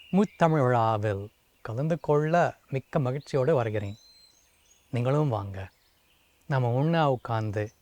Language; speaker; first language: Tamil; non-native, fluent; English